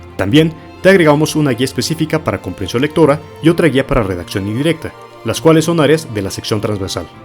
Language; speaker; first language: Spanish; native; Spanish